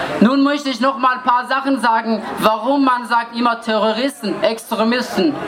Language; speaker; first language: German; non-native, fluent; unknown